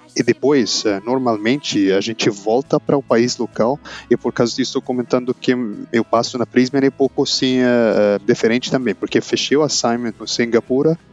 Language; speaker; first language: Portuguese; non-native, learner; Arabic